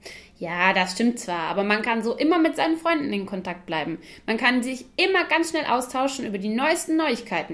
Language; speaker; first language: German; non-native, fluent; French